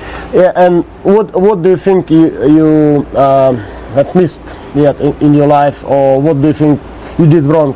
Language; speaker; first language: English; non-native, fluent; Russian